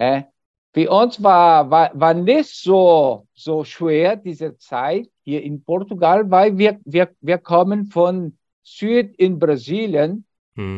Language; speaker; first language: German; non-native, learner; Portuguese